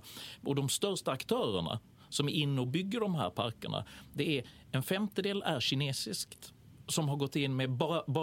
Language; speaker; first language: Swedish; native; Swedish